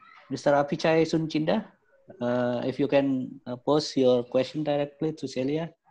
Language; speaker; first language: English; non-native, fluent; Indonesian